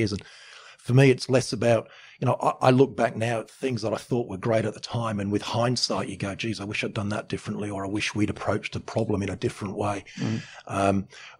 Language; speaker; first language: English; native; English